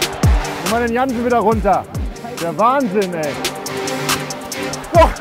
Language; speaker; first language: German; native; German